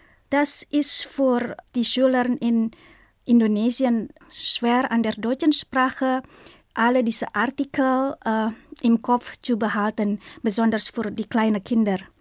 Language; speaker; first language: German; non-native, fluent; Indonesian